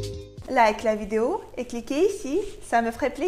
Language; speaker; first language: French; non-native, fluent; Russian